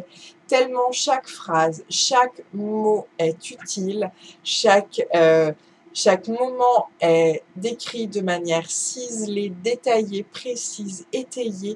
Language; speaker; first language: French; native; French